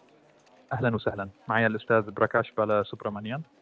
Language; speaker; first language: Arabic; native; Arabic